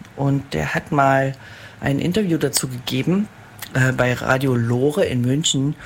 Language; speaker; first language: German; native; German